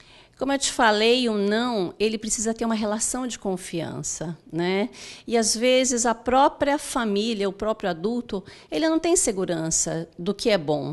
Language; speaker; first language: Portuguese; native; Portuguese